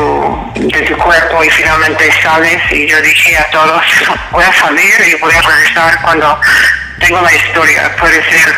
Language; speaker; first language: Spanish; non-native, fluent; English